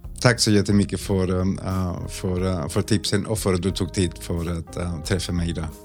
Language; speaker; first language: Swedish; non-native, fluent; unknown